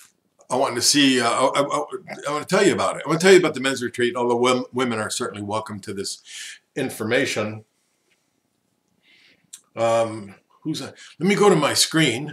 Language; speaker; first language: English; native; English